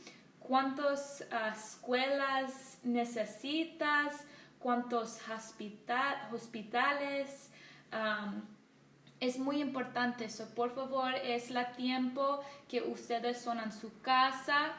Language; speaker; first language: Spanish; non-native, learner; English